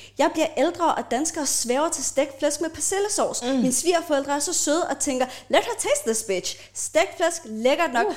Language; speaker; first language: Danish; early bilingual, other home language; Persian